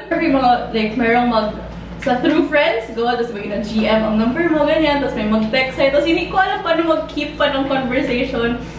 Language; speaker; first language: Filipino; non-native, local second language; Cebuano